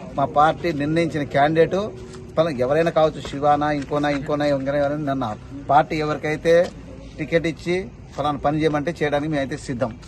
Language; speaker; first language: Telugu; non-native, local second language; Lambadi